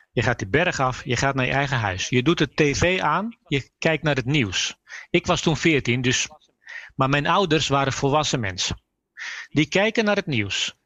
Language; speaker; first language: Dutch; early bilingual, other home language; Bosnian